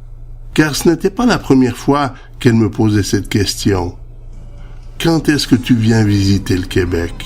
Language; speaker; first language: French; native; French